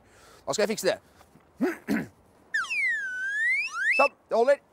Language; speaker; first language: Norwegian; native; Norwegian